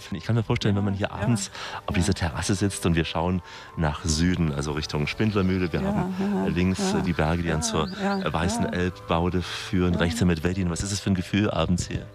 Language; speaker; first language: German; native; German